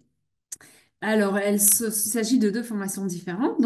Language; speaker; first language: French; native; French